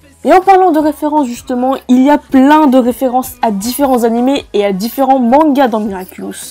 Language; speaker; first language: French; native; French